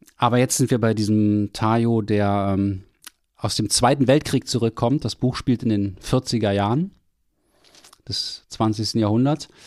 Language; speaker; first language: German; native; German